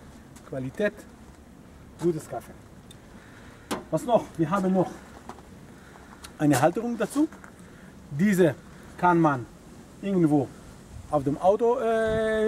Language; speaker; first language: German; non-native, learner; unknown